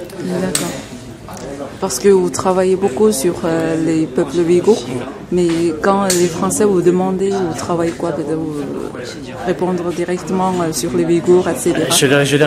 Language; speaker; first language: French; non-native, fluent; Uyghur